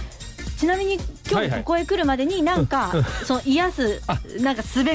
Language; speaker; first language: Japanese; native; Japanese